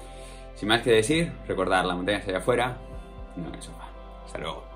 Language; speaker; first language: Spanish; native; Spanish